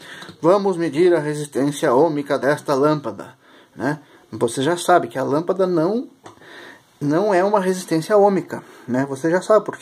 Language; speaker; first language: Portuguese; native; Portuguese